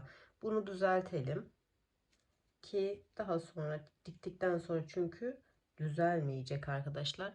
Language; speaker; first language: Turkish; native; Turkish